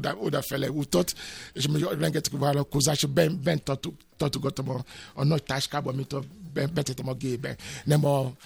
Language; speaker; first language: Hungarian; non-native, fluent; Yoruba